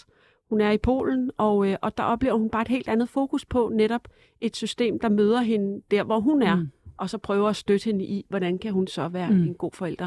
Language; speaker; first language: Danish; native; Danish